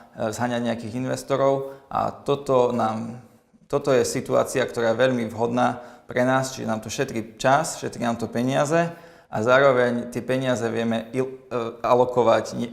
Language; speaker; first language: Slovak; native; Slovak